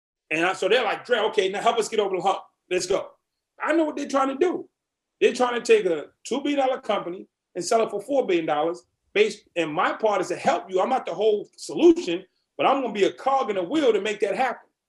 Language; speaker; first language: English; native; English